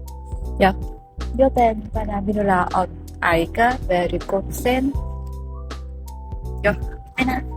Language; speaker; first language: Finnish; non-native, learner; Vietnamese